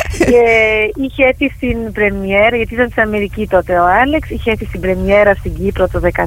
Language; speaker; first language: Greek; early bilingual, heritage; Greek